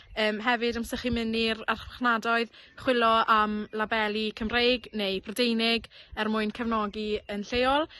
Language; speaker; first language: Welsh; native; Welsh